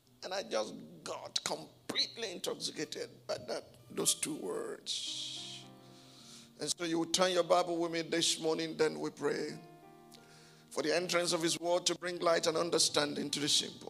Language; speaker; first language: English; non-native, local second language; Yoruba